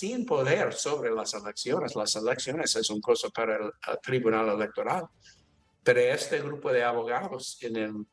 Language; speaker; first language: Spanish; non-native, learner; English